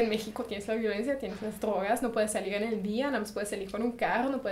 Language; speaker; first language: Spanish; early bilingual, heritage; German